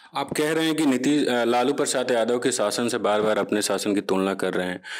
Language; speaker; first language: Hindi; native; Hindi